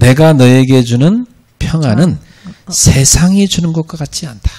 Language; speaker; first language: Korean; native; Korean